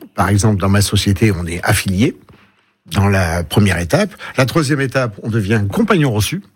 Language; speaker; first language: French; native; French